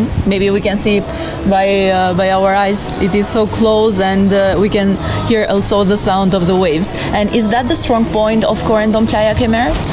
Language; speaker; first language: English; non-native, fluent; Albanian